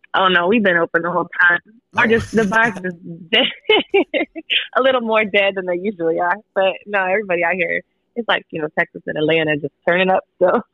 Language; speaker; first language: English; native; English